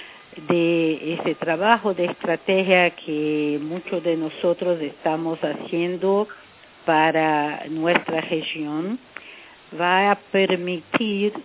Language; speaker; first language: Spanish; non-native, fluent; Portuguese